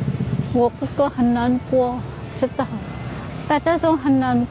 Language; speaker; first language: Chinese; non-native, learner; Indonesian